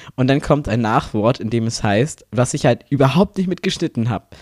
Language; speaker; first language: German; native; German